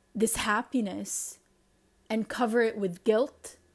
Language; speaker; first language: English; non-native, fluent; Arabic